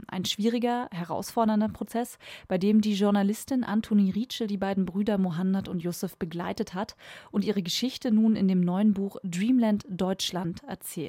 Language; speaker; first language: German; native; German